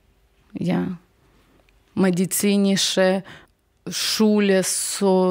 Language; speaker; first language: German; non-native, learner; Ukrainian